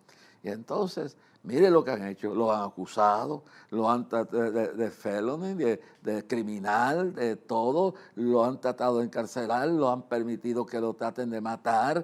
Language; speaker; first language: Spanish; native; Spanish